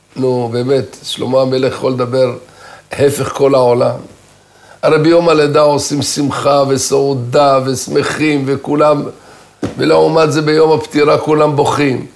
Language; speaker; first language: Hebrew; native; Hebrew